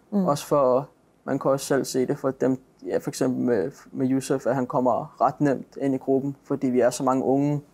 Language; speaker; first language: Danish; native; Danish